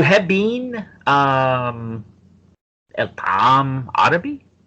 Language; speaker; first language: Arabic; non-native, fluent; English